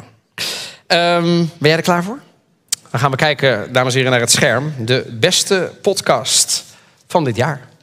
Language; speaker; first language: Dutch; native; Dutch